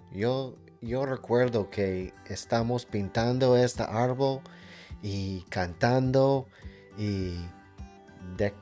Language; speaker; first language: Spanish; non-native, learner; English